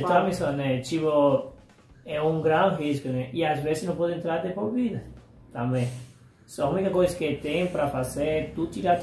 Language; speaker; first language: Portuguese; non-native, fluent; Spanish